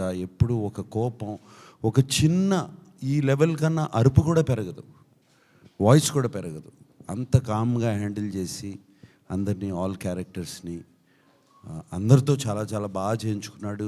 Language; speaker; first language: Telugu; native; Telugu